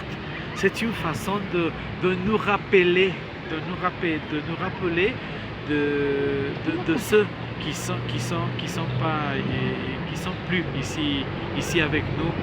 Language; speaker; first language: French; non-native, learner; Spanish